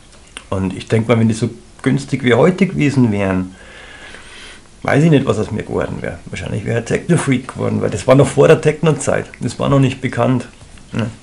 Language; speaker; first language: German; native; German